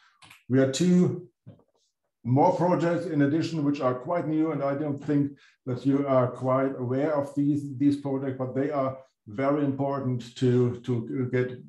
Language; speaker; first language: English; non-native, fluent; German